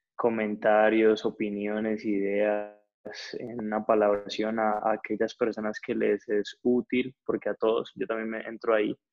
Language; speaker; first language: Spanish; native; Spanish